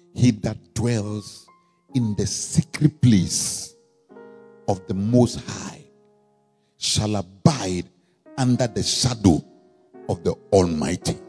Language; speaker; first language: English; non-native, local second language; Akan